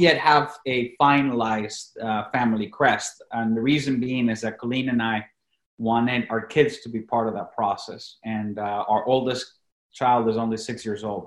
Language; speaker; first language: English; non-native, fluent; Spanish